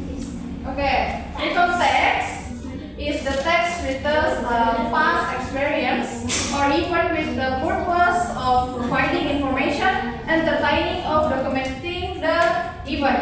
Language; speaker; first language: English; non-native, learner; Indonesian